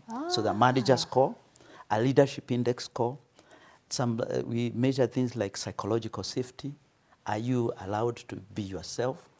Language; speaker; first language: English; non-native, local second language; Kikuyu